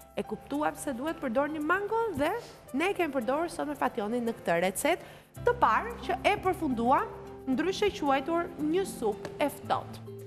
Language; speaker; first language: Albanian; native; Albanian